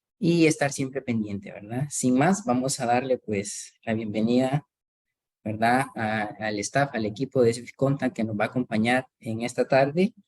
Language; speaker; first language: Spanish; native; Spanish